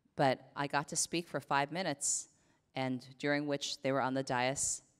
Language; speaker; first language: English; native; English